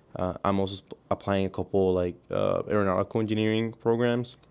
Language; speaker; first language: English; early bilingual, other home language; Spanish